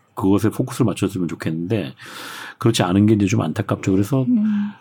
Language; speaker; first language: Korean; native; Korean